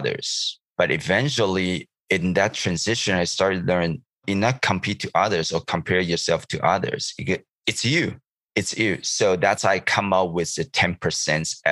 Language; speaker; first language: English; non-native, learner; Chinese